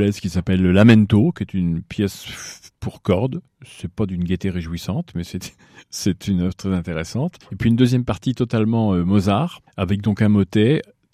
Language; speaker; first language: French; native; French